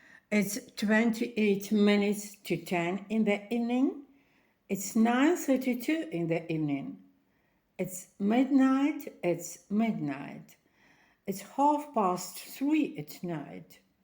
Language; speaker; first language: English; non-native, fluent; Ukrainian